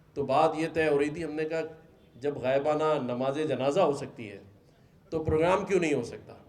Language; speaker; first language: Urdu; native; Urdu